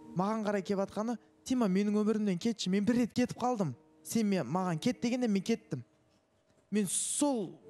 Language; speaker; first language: Kazakh; non-native, local second language; Russian